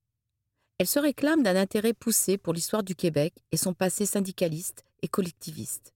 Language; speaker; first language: French; native; French